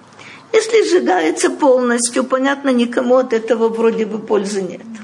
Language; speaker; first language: Russian; native; Russian